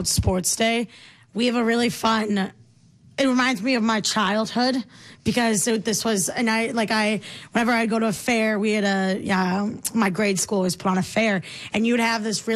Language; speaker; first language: English; native; English